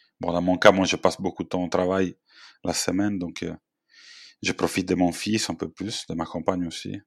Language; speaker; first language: French; non-native, fluent; Italian